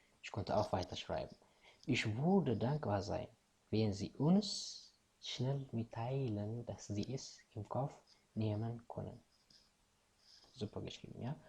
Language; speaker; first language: German; non-native, fluent; Tigrinya